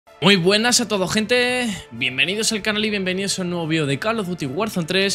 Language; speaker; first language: Spanish; native; Spanish